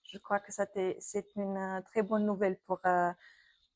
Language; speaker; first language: French; non-native, fluent; Romanian